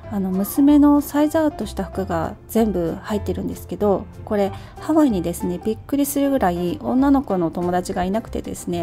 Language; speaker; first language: Japanese; native; Japanese